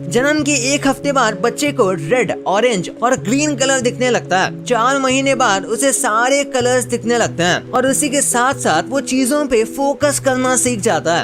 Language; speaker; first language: Hindi; native; Hindi